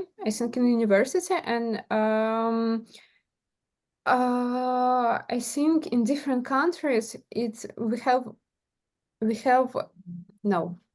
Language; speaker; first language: English; non-native, learner; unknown